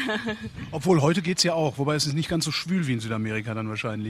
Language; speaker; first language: German; native; German